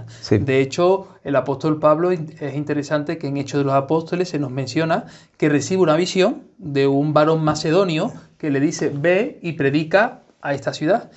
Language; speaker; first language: Spanish; native; Spanish